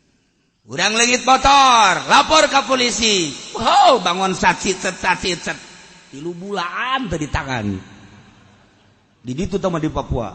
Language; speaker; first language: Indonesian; non-native, local second language; Sundanese